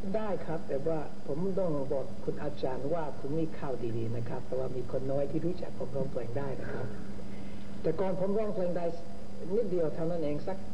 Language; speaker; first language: Thai; non-native, fluent; English